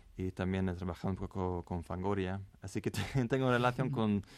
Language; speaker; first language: Spanish; non-native, fluent; Swedish